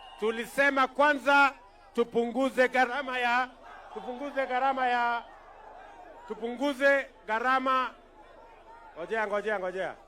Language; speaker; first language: Swahili; non-native, local second language; Kalenjin